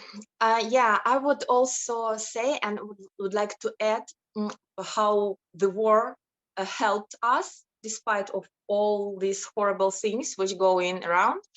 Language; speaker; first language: English; non-native, fluent; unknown